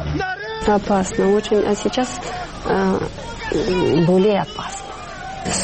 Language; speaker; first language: Russian; non-native, learner; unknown